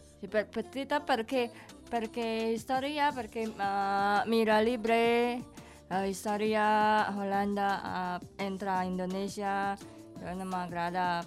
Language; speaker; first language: Catalan; non-native, learner; Indonesian